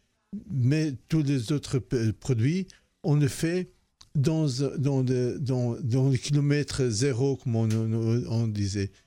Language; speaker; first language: French; non-native, fluent; Portuguese